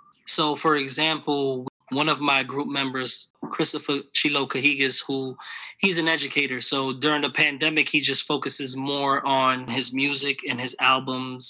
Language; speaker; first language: English; early bilingual, other home language; Spanish